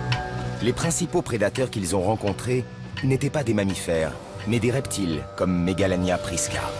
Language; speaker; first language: French; native; French